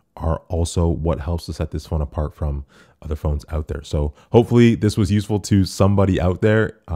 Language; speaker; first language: English; native; English